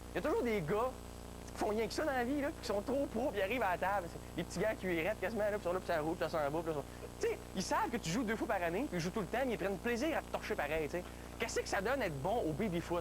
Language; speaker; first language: French; native; French